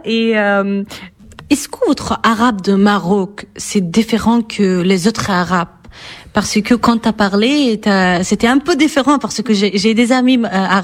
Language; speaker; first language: French; non-native, fluent; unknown